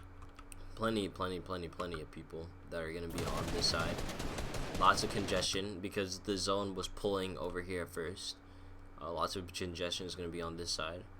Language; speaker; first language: English; native; English